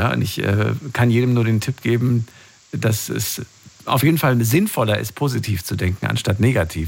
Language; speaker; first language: German; native; German